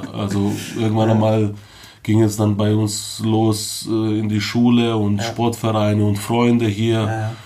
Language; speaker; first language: German; early bilingual, other home language; Bosnian